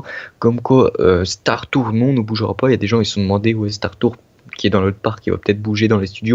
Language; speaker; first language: French; native; French